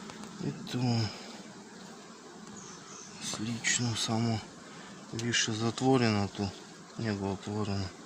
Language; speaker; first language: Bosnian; non-native, learner; Russian